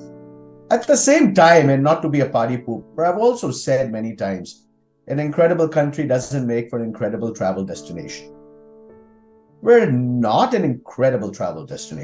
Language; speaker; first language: English; non-native, local second language; Hindi